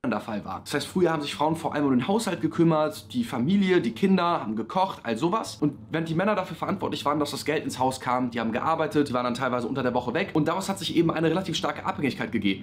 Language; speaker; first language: German; native; German